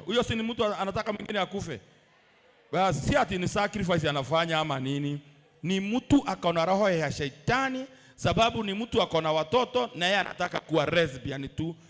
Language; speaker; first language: Swahili; non-native, local second language; Masai